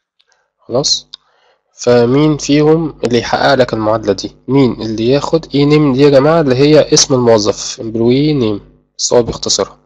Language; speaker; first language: Arabic; native; Arabic